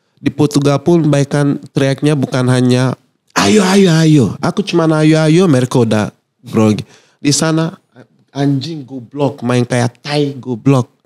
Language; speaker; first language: Indonesian; non-native, fluent; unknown